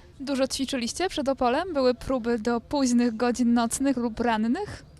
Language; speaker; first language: Polish; native; Polish